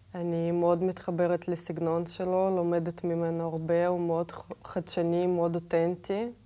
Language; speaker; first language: Hebrew; non-native, fluent; Kazakh